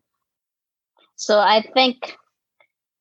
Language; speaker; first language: English; non-native, local second language; Filipino